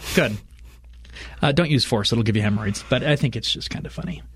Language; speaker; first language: English; native; English